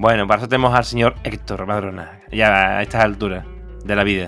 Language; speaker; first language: Spanish; native; Spanish